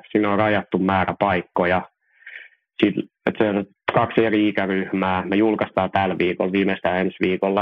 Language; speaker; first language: Finnish; early bilingual, other home language; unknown